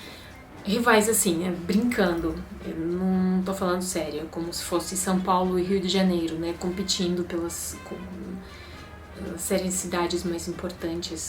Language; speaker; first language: Portuguese; non-native, fluent; Russian